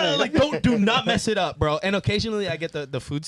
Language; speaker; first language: English; native; English